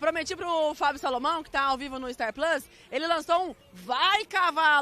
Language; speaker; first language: Portuguese; native; Portuguese